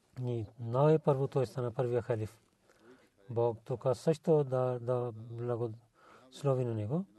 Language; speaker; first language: Bulgarian; non-native, learner; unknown